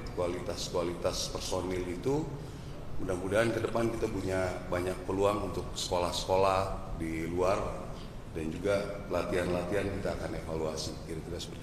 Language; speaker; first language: Indonesian; native; Indonesian